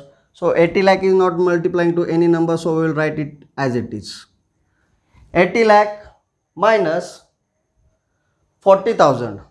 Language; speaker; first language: English; non-native, local second language; Marathi